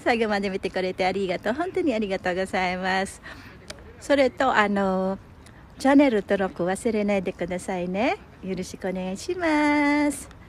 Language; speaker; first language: Japanese; non-native, fluent; Filipino